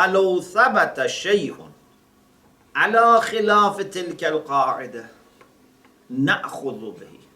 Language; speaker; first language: Arabic; non-native, fluent; Persian